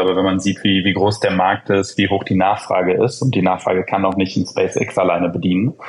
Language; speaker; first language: German; native; German